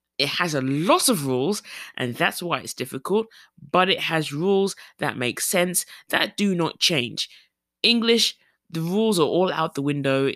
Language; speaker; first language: English; native; English